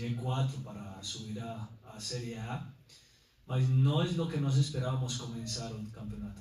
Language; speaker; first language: Portuguese; non-native, learner; Spanish